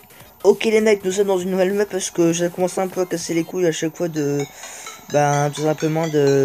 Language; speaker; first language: French; native; French